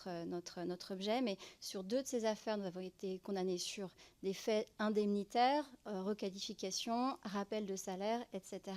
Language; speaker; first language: French; native; French